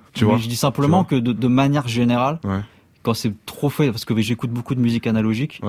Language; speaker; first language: French; native; French